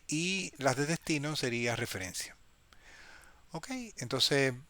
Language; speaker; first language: Spanish; native; Spanish